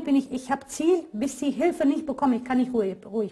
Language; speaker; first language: German; non-native, fluent; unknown